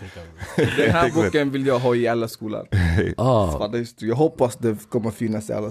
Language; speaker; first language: Swedish; non-native, fluent; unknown